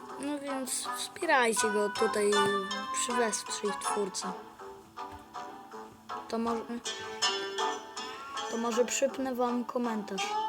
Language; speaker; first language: Polish; native; Polish